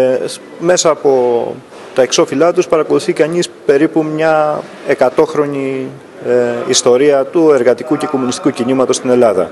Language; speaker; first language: Greek; native; Greek